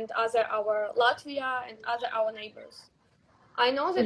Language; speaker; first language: English; non-native, learner; Russian